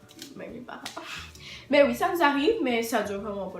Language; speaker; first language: French; native; French